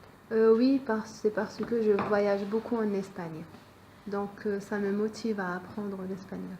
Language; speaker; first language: French; native; French